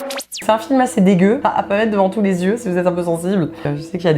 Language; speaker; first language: French; native; French